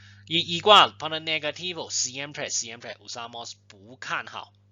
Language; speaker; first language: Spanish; non-native, fluent; Chinese